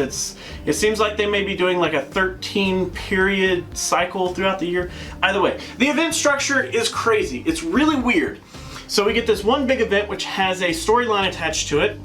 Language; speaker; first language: English; native; English